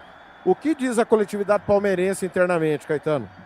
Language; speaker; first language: Portuguese; native; Portuguese